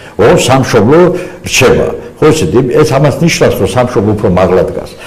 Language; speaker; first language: Georgian; non-native, local second language; Azerbaijani